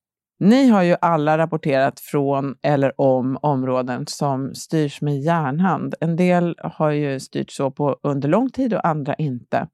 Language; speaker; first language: Swedish; native; Swedish